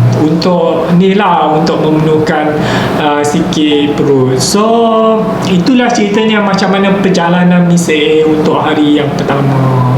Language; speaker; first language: Malay; native; Malay